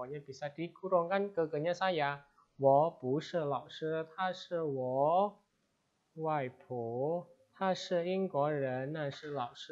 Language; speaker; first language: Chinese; non-native, fluent; Indonesian